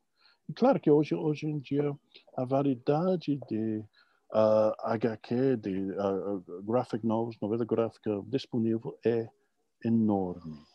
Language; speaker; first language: Portuguese; non-native, fluent; English